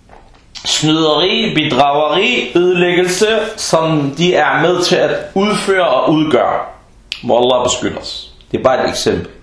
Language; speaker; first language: Danish; early bilingual, other home language; Arabic